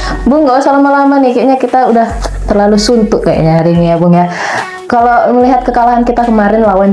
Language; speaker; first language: Indonesian; native; Indonesian